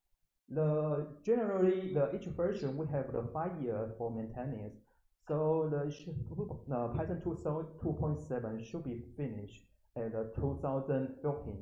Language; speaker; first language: English; non-native, learner; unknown